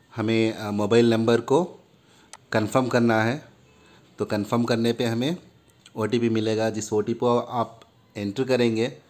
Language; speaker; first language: Hindi; non-native, local second language; Urdu